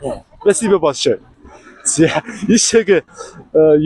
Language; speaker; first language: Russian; non-native, learner; Mongolian